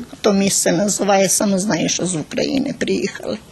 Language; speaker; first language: Ukrainian; early bilingual, heritage; Ukrainian